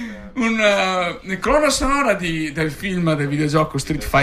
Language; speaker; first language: Italian; native; Italian